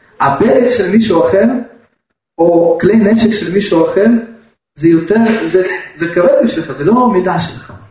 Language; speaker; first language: Hebrew; non-native, fluent; Russian